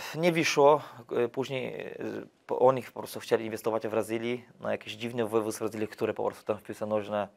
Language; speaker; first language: Polish; non-native, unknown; Portuguese